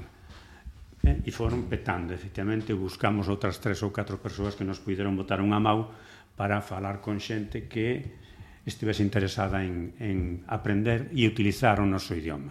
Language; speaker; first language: Galician; non-native, local second language; Spanish